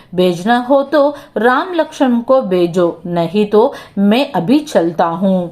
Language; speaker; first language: Hindi; non-native, local second language; Telugu